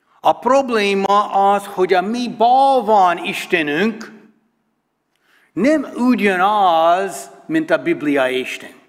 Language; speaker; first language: Hungarian; non-native, learner; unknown